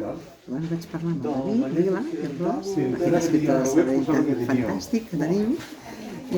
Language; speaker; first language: Catalan; native; Catalan